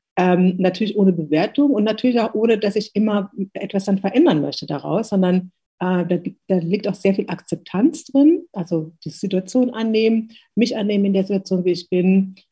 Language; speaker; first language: German; early bilingual, other home language; Tigrinya